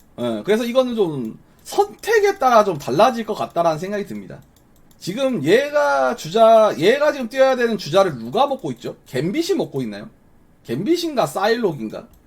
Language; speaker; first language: Korean; native; Korean